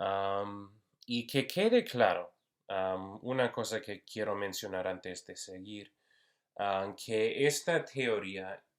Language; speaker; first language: Spanish; non-native, fluent; English